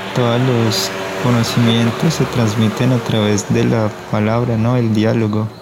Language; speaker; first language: Spanish; non-native, local second language; Ticuna